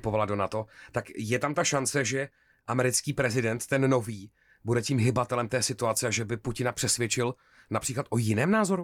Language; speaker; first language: Czech; native; Czech